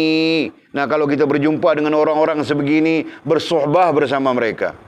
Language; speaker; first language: Malay; native; Malay